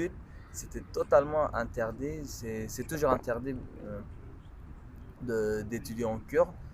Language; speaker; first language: French; non-native, local second language; Kurdish